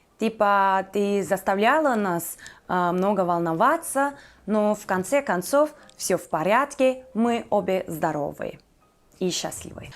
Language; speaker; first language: Russian; non-native, fluent; Turkish